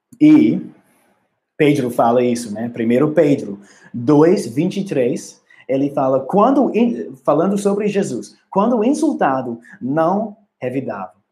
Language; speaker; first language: Portuguese; non-native, learner; English